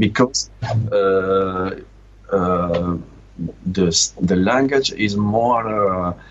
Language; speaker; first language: English; non-native, learner; Italian